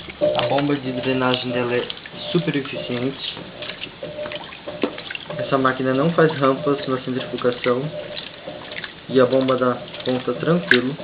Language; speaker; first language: Portuguese; native; Portuguese